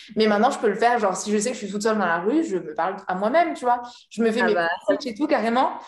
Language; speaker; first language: French; native; French